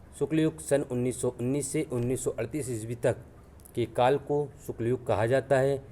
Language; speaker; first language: Hindi; native; Hindi